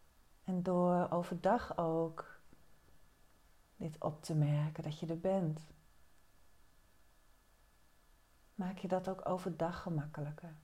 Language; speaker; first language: Dutch; native; Dutch